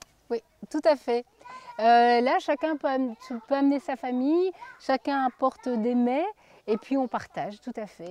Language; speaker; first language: French; native; French